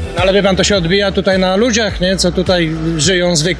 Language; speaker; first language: Polish; native; Polish